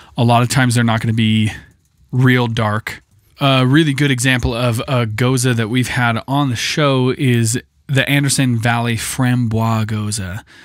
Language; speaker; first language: English; native; English